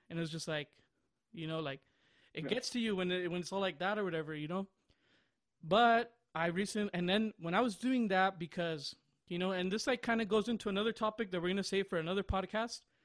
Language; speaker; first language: English; early bilingual, other home language; Spanish